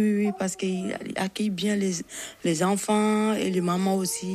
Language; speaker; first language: French; non-native, learner; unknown